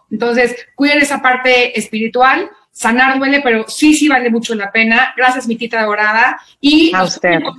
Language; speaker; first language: Spanish; native; Spanish